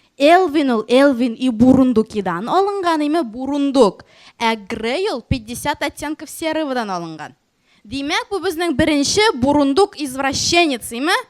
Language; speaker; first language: Tatar; native; Tatar